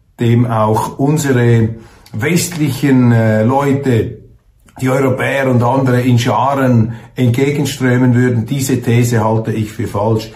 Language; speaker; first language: German; native; German